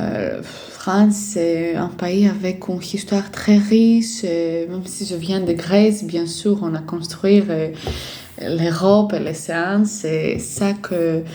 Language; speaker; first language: French; non-native, fluent; Greek